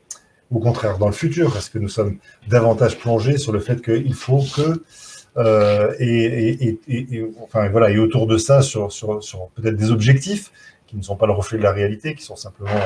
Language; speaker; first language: French; native; French